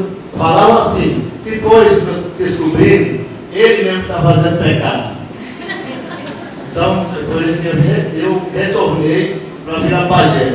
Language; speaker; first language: Portuguese; non-native, local second language; Yanomámi